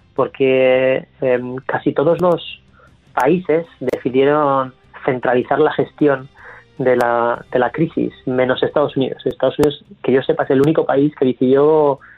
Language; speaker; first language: Spanish; native; Spanish